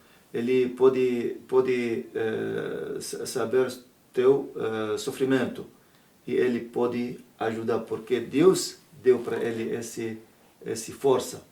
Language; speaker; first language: Portuguese; non-native, learner; Arabic